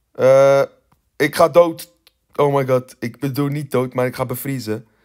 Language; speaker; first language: Dutch; early bilingual, other home language; Turkish